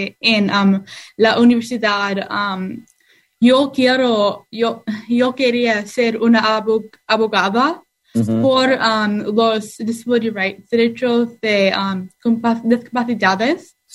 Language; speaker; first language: Spanish; non-native, learner; English